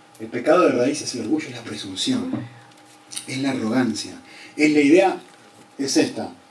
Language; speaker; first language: Spanish; native; Spanish